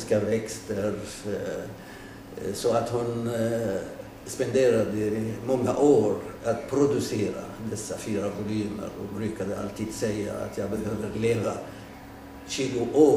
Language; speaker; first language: Swedish; non-native, fluent; Arabic